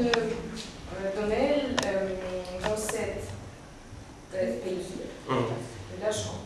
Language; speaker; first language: French; non-native, learner; Russian